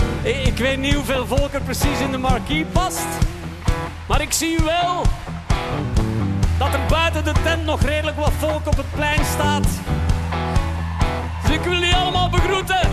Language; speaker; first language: Dutch; native; Dutch